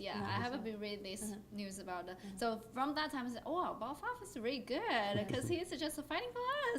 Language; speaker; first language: English; non-native, learner; Chinese